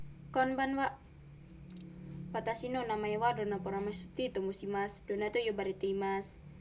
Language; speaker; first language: Japanese; non-native, learner; Indonesian